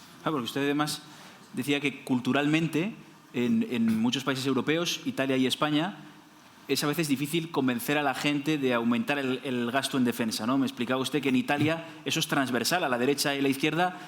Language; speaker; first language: Spanish; native; Spanish